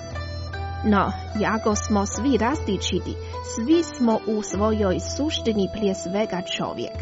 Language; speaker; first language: Croatian; non-native, fluent; Chinese